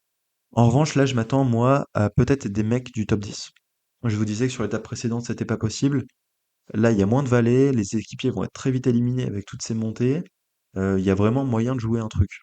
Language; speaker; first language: French; native; French